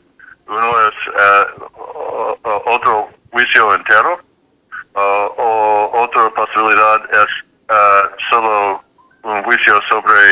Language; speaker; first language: Spanish; non-native, fluent; English